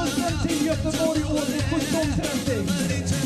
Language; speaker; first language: Swedish; early bilingual, other home language; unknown